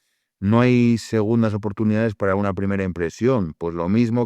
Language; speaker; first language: Spanish; native; Spanish